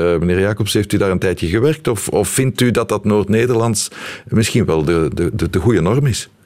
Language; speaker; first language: Dutch; native; Dutch